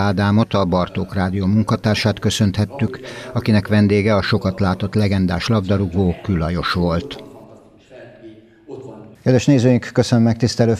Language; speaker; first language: Hungarian; native; Hungarian